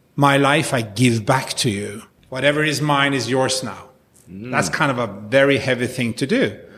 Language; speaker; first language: English; non-native, fluent; Norwegian